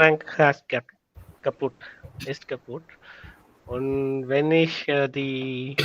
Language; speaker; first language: German; non-native, learner; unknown